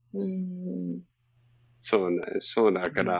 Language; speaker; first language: Japanese; non-native, learner; English